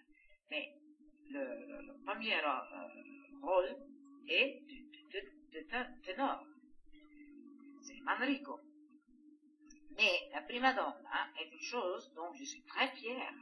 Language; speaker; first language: French; non-native, fluent; Greek